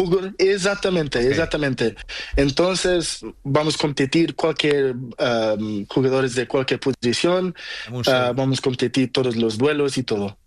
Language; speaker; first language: Spanish; non-native, learner; Portuguese